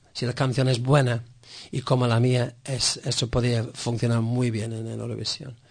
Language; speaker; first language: Spanish; non-native, fluent; English